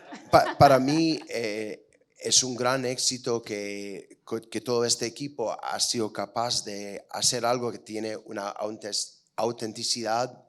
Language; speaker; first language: Spanish; non-native, fluent; English